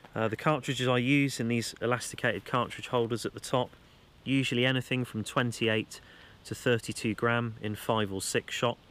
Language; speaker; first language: English; native; English